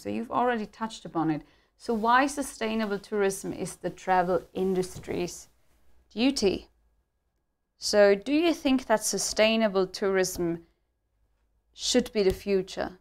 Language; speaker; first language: English; non-native, fluent; German